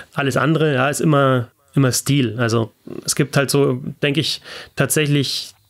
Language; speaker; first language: German; native; German